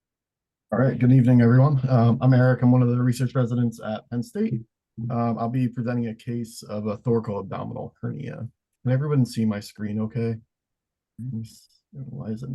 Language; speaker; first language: English; native; English